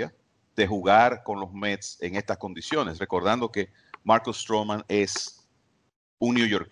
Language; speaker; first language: Spanish; native; Spanish